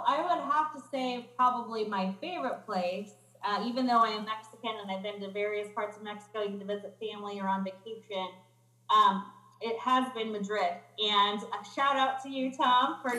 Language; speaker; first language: English; native; English